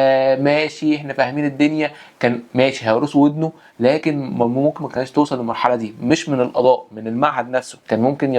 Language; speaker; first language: Arabic; native; Arabic